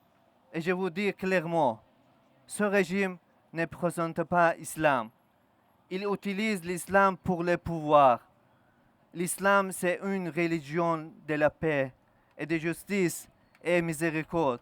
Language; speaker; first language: French; non-native, learner; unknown